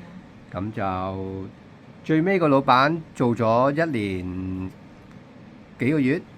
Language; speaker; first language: Cantonese; native; Cantonese